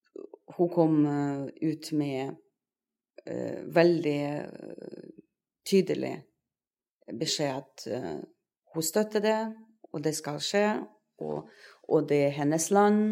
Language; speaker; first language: Norwegian; non-native, fluent; Russian